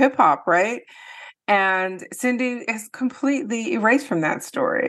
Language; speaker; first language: English; native; English